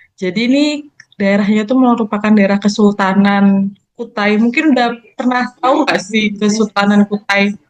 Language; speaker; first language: Indonesian; native; Indonesian